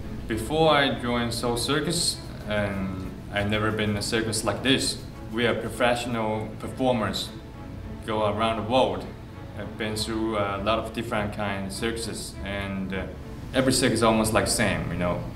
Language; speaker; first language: English; non-native, fluent; Chinese